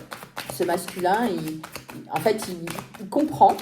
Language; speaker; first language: French; native; French